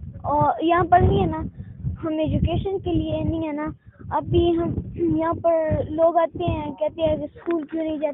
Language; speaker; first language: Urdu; non-native, local second language; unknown